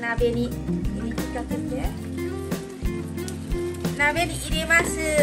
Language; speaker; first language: Japanese; non-native, learner; Lao